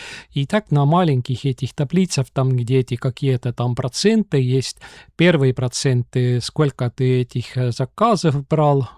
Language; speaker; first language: Russian; non-native, local second language; Estonian